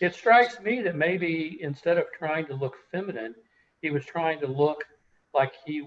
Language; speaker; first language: English; native; English